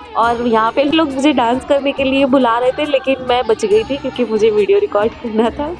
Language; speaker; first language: Hindi; native; Hindi